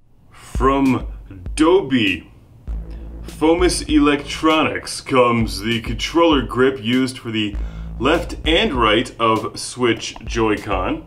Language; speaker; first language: English; native; English